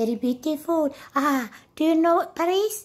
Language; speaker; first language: English; non-native, learner; Amharic